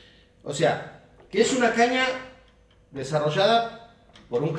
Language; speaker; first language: Spanish; native; Spanish